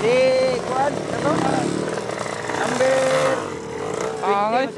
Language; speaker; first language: Cebuano; native; Cebuano